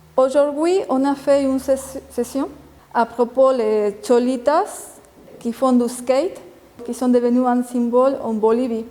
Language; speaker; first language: French; non-native, fluent; Spanish